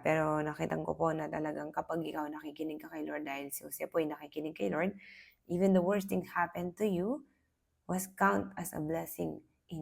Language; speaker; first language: Filipino; native; Filipino